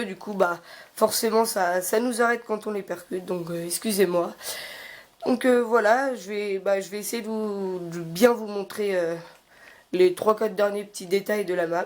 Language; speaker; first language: French; native; French